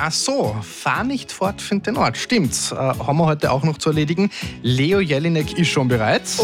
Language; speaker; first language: German; native; German